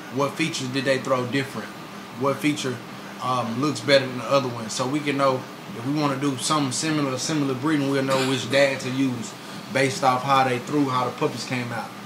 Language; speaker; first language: English; native; English